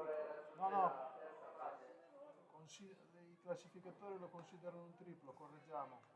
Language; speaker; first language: Italian; native; Italian